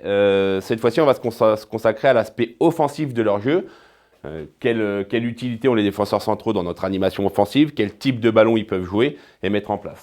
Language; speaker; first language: French; native; French